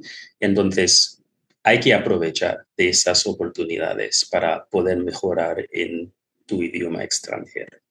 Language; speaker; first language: Spanish; non-native, fluent; English